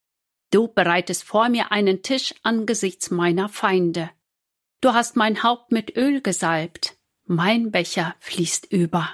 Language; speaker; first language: German; native; German